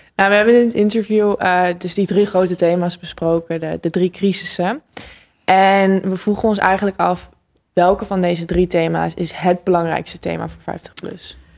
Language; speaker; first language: Dutch; native; Dutch